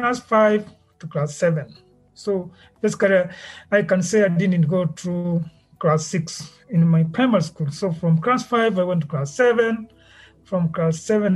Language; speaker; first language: English; non-native, local second language; Gusii